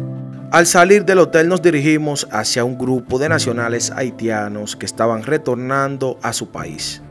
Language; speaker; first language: Spanish; native; Spanish